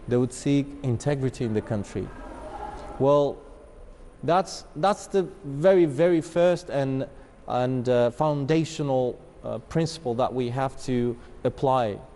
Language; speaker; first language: English; non-native, fluent; Uzbek